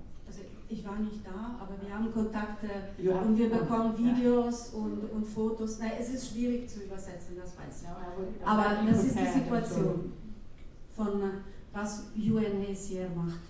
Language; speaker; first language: German; non-native, fluent; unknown